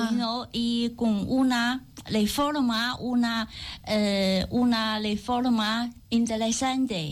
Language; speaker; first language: Spanish; non-native, learner; Chinese